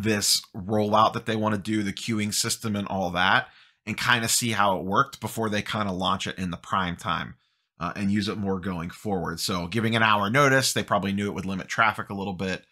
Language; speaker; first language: English; native; English